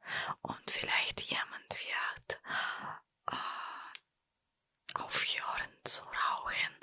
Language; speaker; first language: German; non-native, fluent; Russian